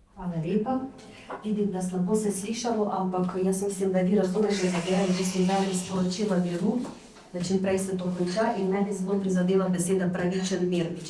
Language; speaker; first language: Slovenian; non-native, fluent; Ukrainian